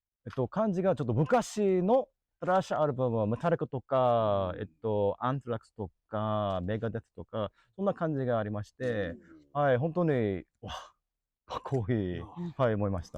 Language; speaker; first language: Japanese; non-native, learner; English